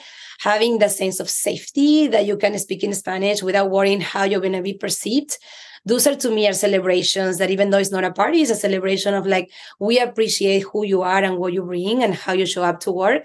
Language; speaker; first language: English; non-native, fluent; Spanish